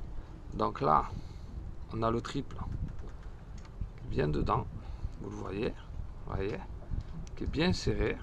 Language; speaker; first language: French; native; French